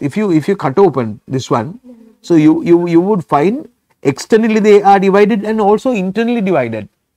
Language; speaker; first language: English; non-native, local second language; Sinhala